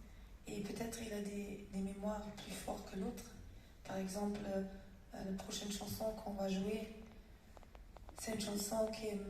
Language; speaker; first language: French; non-native, fluent; German